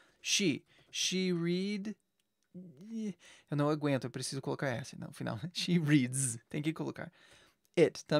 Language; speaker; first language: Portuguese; non-native, fluent; English